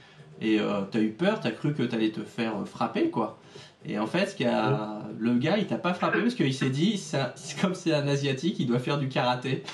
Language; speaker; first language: French; native; French